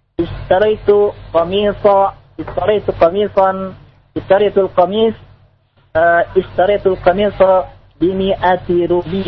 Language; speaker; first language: Arabic; non-native, learner; Indonesian